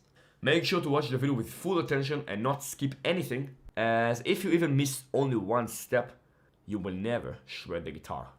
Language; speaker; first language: English; non-native, fluent; Hebrew